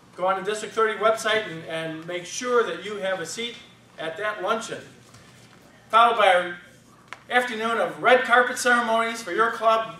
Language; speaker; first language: English; native; English